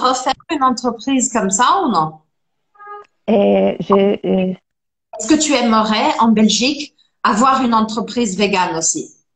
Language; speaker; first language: French; non-native, fluent; Portuguese